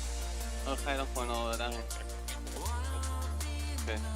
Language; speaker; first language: Dutch; native; Dutch